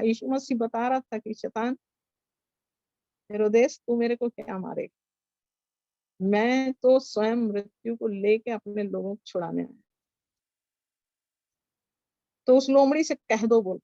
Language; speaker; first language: Hindi; native; Hindi